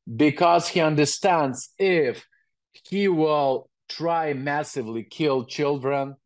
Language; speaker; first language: English; non-native, learner; Ukrainian